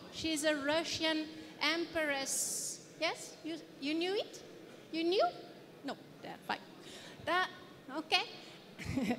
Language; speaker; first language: English; non-native, fluent; French